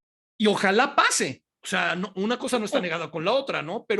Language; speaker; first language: Spanish; native; Spanish